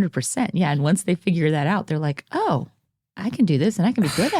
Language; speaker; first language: English; native; English